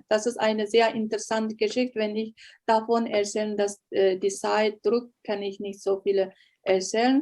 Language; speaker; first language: German; non-native, learner; Uyghur